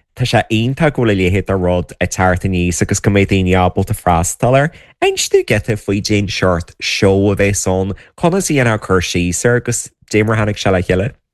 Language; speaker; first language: Irish; native; Irish